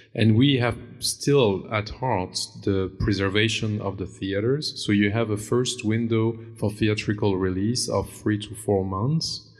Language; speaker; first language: English; non-native, fluent; German